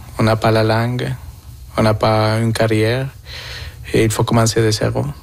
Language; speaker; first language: French; non-native, fluent; Spanish